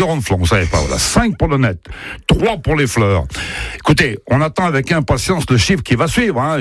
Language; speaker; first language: French; native; French